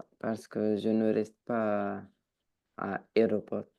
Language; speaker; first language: French; non-native, learner; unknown